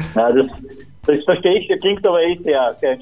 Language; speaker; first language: German; native; German